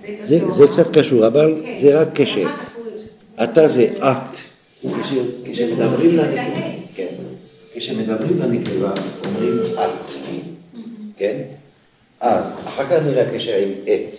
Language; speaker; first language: Hebrew; non-native, fluent; French